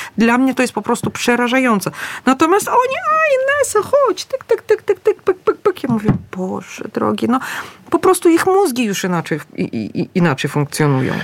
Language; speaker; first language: Polish; early bilingual, other home language; Russian